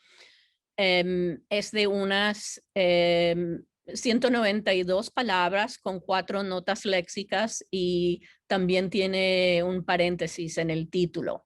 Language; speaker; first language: Spanish; non-native, fluent; English